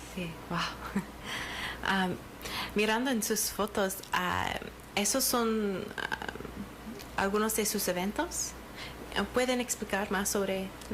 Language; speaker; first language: Spanish; non-native, learner; English